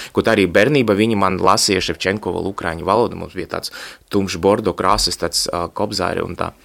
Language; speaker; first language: Latvian; non-native, local second language; Russian